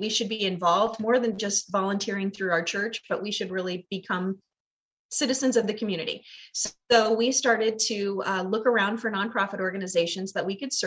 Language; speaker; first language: English; native; English